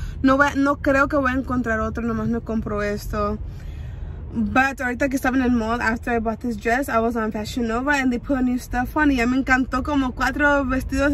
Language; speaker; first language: Spanish; early bilingual, heritage; Spanish